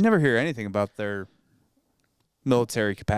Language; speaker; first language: English; native; English